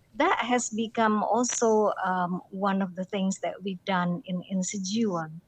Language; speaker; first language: English; non-native, fluent; Indonesian